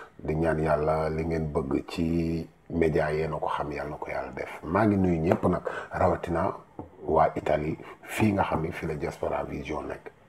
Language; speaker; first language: Wolof; native; Wolof